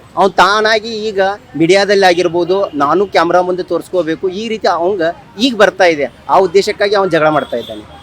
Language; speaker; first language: Kannada; native; Kannada